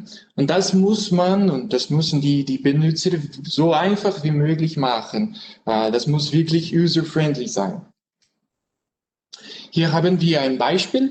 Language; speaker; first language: German; non-native, learner; French